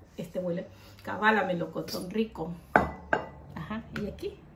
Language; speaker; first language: Spanish; native; Spanish